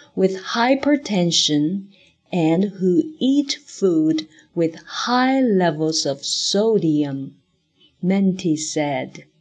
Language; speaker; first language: English; non-native, fluent; Chinese